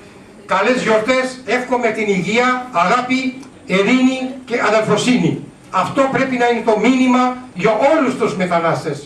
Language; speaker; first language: Greek; non-native, learner; Urdu